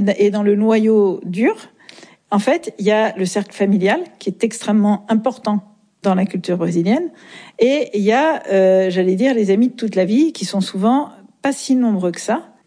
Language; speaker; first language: French; native; French